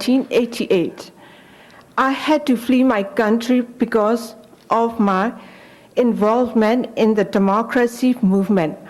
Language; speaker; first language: English; non-native, fluent; Burmese